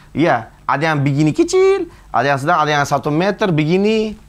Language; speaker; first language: Indonesian; non-native, fluent; Uzbek